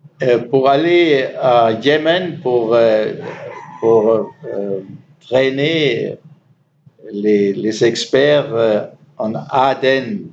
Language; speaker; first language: French; non-native, learner; German